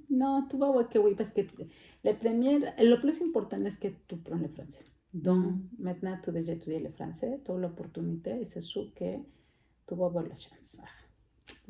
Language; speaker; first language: French; non-native, fluent; Spanish